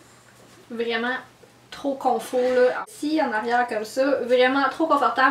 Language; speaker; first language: French; native; French